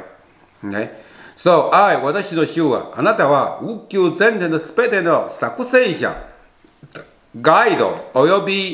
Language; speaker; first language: Japanese; non-native, fluent; Chinese